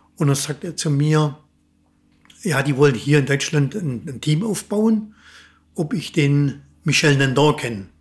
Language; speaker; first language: German; native; German